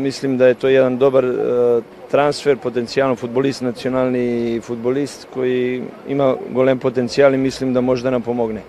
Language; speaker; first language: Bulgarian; non-native, learner; Serbian